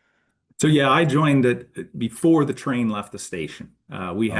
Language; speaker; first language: English; native; English